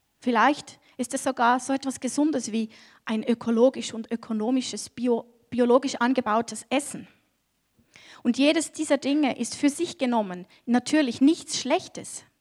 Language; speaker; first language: German; native; German